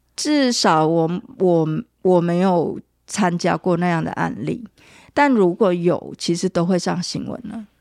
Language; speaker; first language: Chinese; native; Chinese